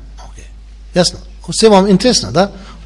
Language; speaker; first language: Russian; non-native, learner; Tibetan